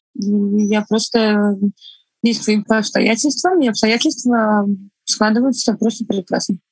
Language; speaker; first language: Russian; non-native, fluent; Estonian